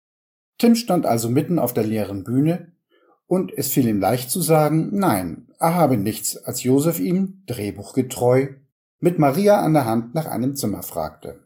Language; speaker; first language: German; native; German